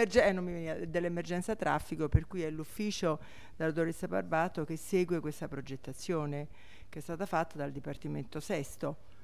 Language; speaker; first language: Italian; native; Italian